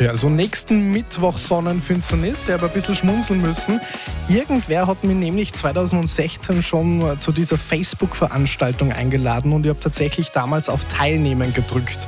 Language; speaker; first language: German; native; German